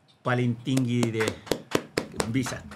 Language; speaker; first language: Indonesian; non-native, learner; Spanish